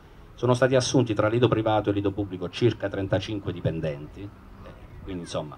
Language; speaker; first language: Italian; native; Italian